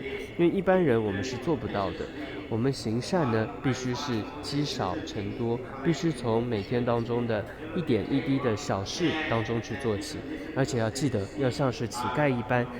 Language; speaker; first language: Chinese; native; Chinese